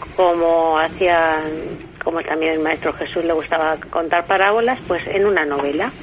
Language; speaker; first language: Spanish; native; Spanish